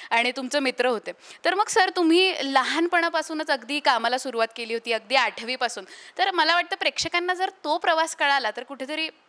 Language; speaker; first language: Marathi; native; Marathi